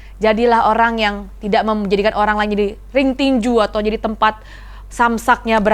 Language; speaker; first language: Indonesian; native; Indonesian